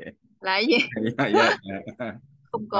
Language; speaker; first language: Vietnamese; native; Vietnamese